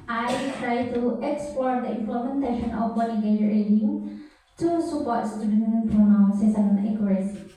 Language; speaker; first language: English; non-native, learner; Indonesian